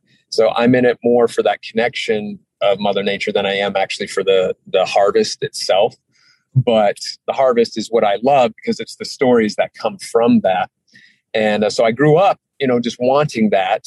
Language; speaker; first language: English; native; English